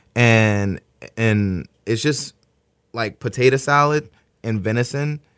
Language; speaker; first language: English; native; English